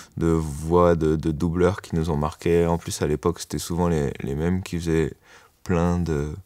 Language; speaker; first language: French; native; French